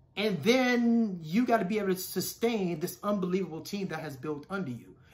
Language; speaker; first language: English; native; English